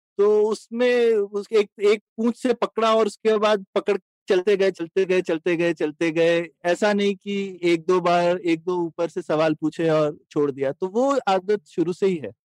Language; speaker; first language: Hindi; native; Hindi